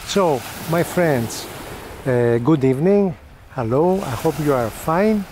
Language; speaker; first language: English; non-native, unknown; Greek